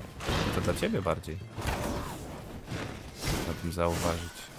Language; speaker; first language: Polish; native; Polish